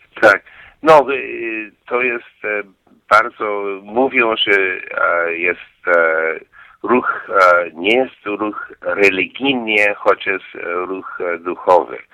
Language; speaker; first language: Polish; non-native, learner; English